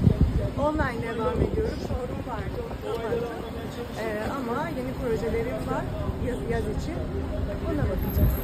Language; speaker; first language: Turkish; non-native, fluent; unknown